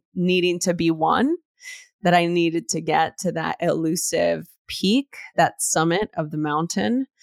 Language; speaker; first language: English; native; English